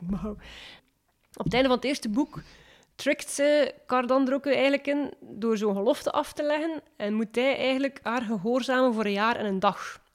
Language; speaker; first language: Dutch; native; Dutch